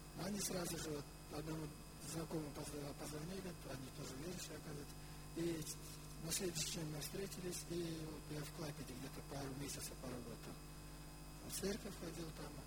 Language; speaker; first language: Russian; non-native, local second language; Kyrgyz